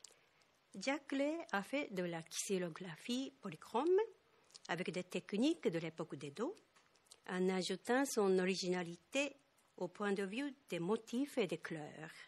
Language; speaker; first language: French; non-native, fluent; Japanese